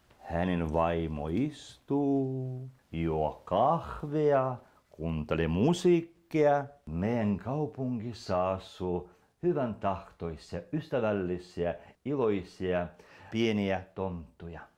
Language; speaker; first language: Finnish; non-native, fluent; Russian